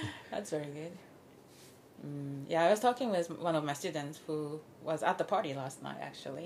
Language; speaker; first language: English; non-native, fluent; Japanese